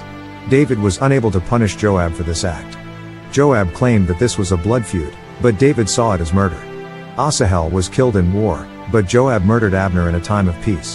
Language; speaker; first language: English; native; English